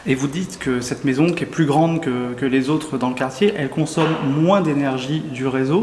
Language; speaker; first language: French; native; French